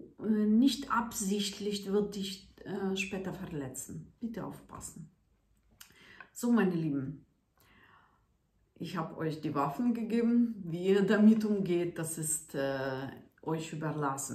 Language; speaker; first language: German; non-native, fluent; Russian